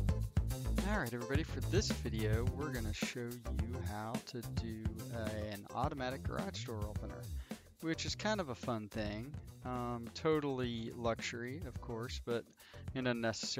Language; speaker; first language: English; native; English